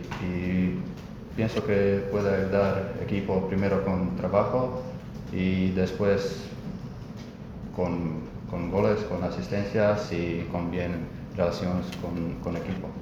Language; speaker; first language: Spanish; non-native, learner; Croatian